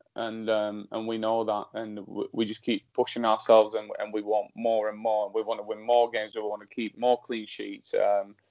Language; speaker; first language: English; early bilingual, other home language; Slovak